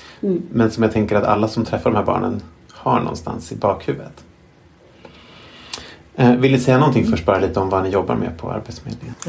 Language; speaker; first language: Swedish; native; Swedish